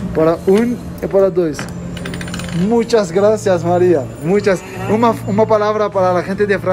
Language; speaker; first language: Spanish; non-native, learner; French